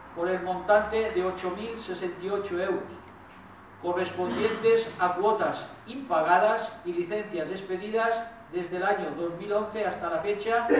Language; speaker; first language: Spanish; non-native, local second language; Catalan